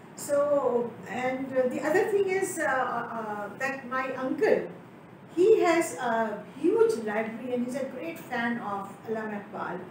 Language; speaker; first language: English; non-native, local second language; Urdu